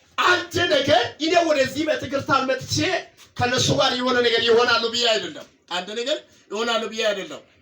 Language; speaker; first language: Amharic; non-native, local second language; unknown